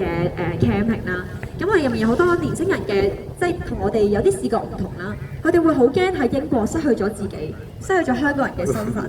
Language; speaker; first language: Cantonese; native; Cantonese